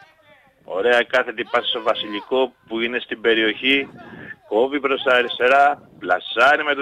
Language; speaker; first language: Greek; native; Greek